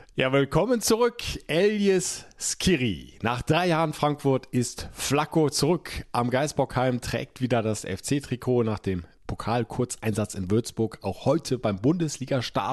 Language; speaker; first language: German; native; German